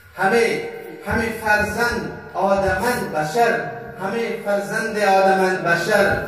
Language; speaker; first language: Urdu; native; Urdu